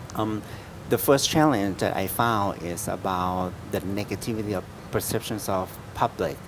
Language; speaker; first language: English; non-native, fluent; Thai